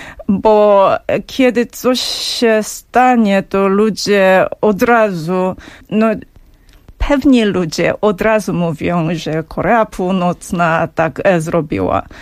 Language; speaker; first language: Polish; non-native, fluent; Korean